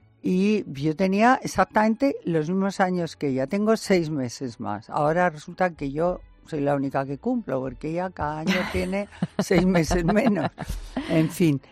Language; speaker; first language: Spanish; native; Spanish